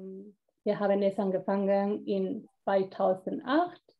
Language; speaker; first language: German; non-native, fluent; Spanish